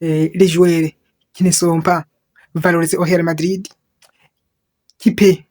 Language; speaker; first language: French; non-native, local second language; Kinyarwanda